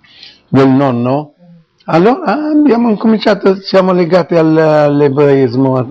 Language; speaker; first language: Italian; non-native, local second language; Arabic